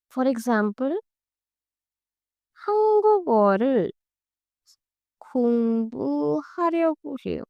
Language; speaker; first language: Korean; non-native, learner; Hindi